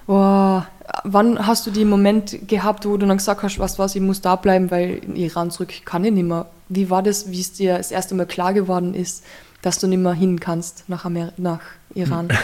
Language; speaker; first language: German; native; German